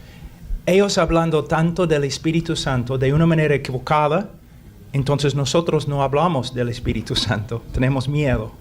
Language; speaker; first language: Spanish; non-native, fluent; English